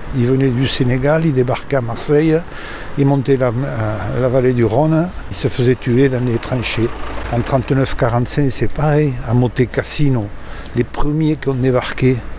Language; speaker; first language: French; native; French